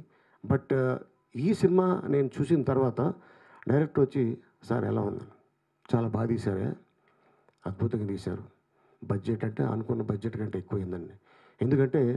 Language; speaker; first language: Telugu; native; Telugu